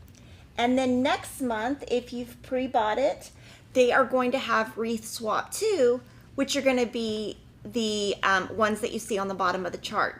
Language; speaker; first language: English; native; English